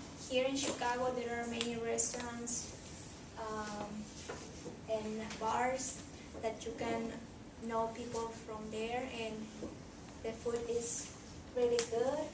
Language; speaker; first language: English; non-native, learner; Spanish